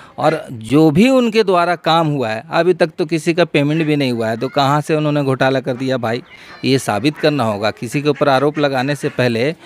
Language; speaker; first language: Hindi; native; Hindi